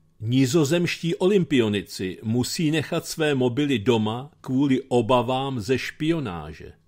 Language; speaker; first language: Czech; native; Czech